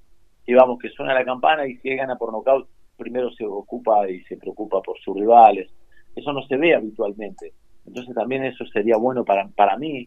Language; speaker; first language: Spanish; native; Spanish